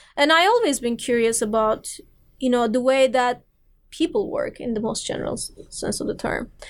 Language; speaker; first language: English; non-native, fluent; Turkish